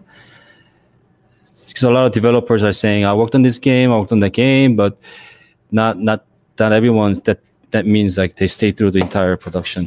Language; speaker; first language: English; non-native, fluent; Korean